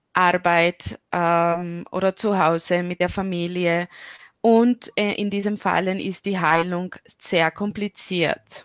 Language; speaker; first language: German; non-native, fluent; Spanish